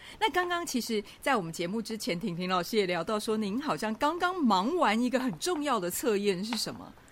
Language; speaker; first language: Chinese; native; Chinese